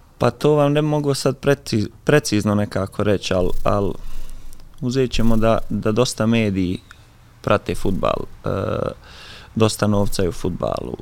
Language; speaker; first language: Bosnian; native; Bosnian